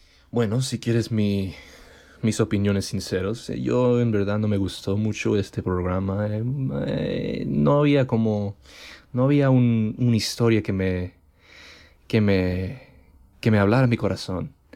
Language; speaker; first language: Spanish; early bilingual, heritage; Spanish